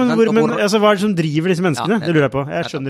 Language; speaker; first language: Norwegian; native; Norwegian